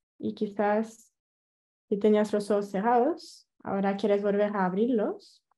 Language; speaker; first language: Spanish; non-native, fluent; French